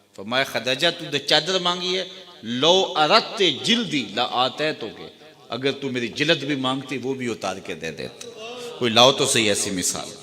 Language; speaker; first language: Urdu; non-native, local second language; Punjabi